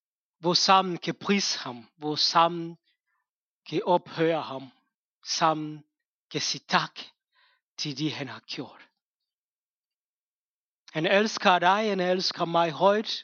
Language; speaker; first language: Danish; non-native, fluent; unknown